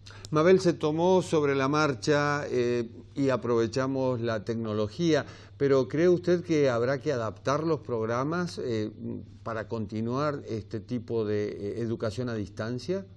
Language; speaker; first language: Spanish; native; Spanish